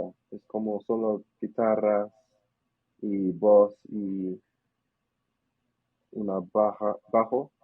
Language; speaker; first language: Spanish; non-native, learner; English